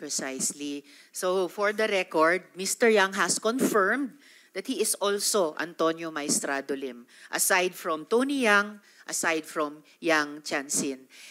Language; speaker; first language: English; non-native, local second language; Filipino